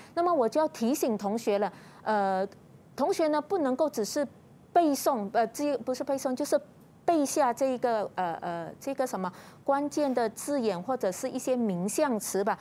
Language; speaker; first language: Chinese; native; Chinese